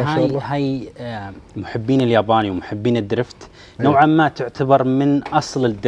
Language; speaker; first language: Arabic; native; Arabic